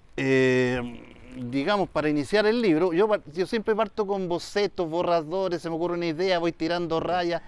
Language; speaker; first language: Spanish; native; Spanish